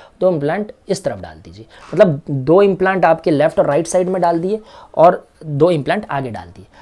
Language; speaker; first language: Hindi; native; Hindi